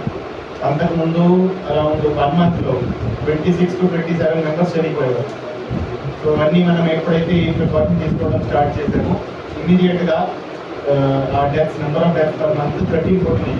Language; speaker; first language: Telugu; native; Telugu